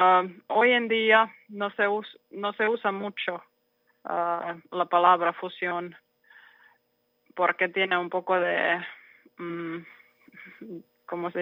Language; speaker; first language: Spanish; non-native, learner; Finnish